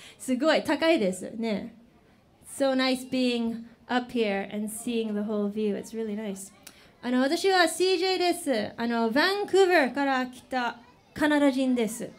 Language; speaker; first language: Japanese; non-native, learner; English